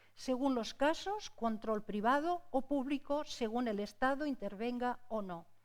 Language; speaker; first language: Spanish; non-native, local second language; Catalan